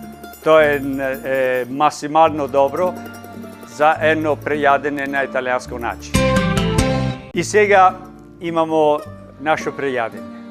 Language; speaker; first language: Macedonian; non-native, learner; Italian